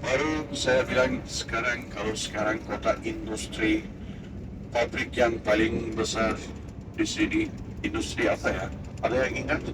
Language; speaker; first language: Indonesian; non-native, fluent; Turkish